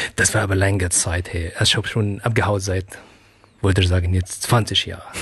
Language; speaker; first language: German; non-native, fluent; Arabic